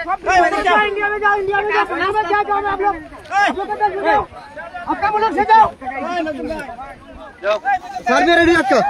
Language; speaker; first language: Hindi; non-native, learner; Bangla